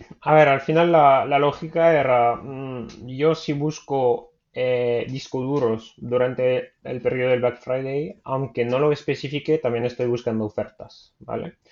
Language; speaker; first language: Spanish; non-native, fluent; French